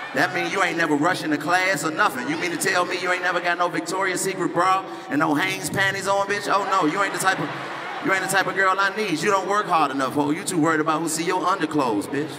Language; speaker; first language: English; native; English